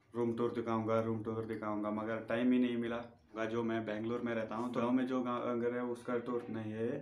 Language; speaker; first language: Hindi; non-native, local second language; Urdu